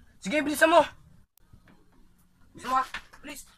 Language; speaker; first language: Filipino; native; Filipino